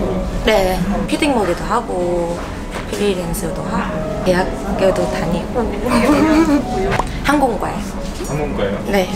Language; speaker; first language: Korean; non-native, local second language; Vietnamese